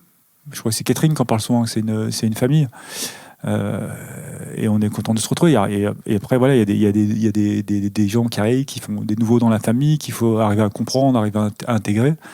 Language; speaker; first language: French; native; French